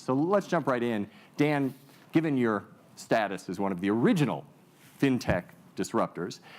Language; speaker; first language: English; native; English